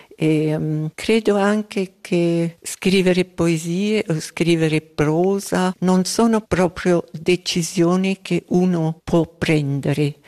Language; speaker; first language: Italian; non-native, local second language; Romansh